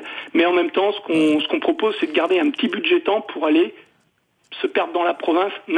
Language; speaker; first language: French; native; French